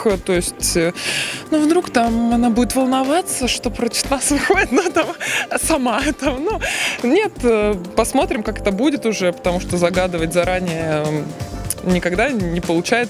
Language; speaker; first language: Russian; native; Russian